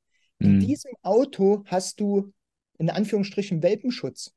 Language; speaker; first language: German; native; German